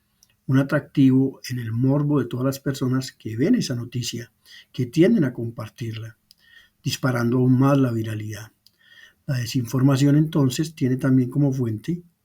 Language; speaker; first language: Spanish; native; Spanish